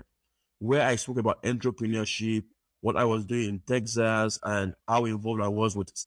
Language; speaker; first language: English; non-native, local second language; Yoruba